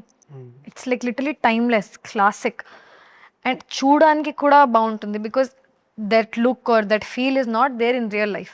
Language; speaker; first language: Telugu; non-native, local second language; Hindi